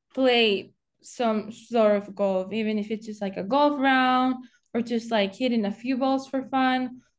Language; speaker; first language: English; non-native, fluent; Spanish